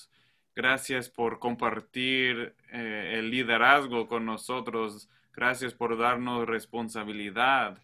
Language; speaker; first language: Spanish; non-native, fluent; English